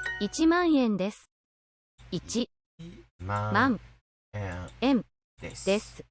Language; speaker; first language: Japanese; non-native, learner; English